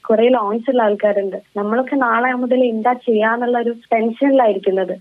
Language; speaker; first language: Malayalam; native; Malayalam